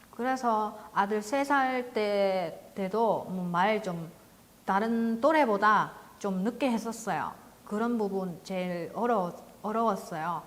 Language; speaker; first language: Korean; non-native, learner; Vietnamese